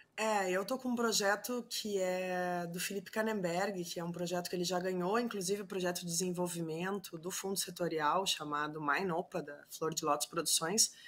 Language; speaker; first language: Portuguese; non-native, fluent; Spanish